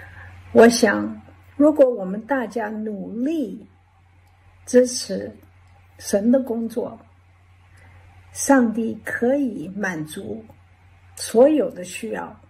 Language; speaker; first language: Chinese; early bilingual, heritage; English